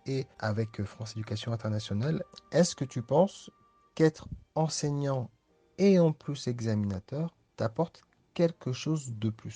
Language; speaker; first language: French; native; French